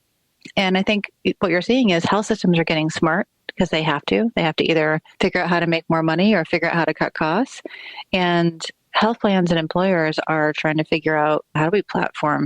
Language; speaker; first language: English; native; English